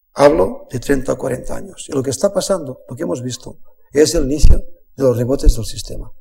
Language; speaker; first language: Spanish; native; Spanish